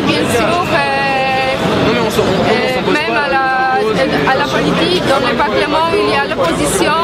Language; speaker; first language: French; non-native, fluent; Polish